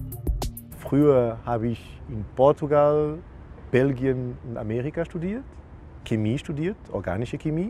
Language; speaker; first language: German; non-native, fluent; Portuguese